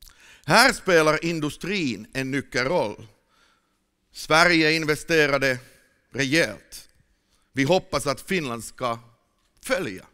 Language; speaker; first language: Swedish; non-native, fluent; Finnish